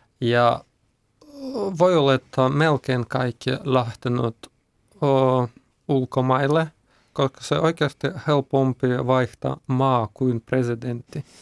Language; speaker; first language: Finnish; non-native, learner; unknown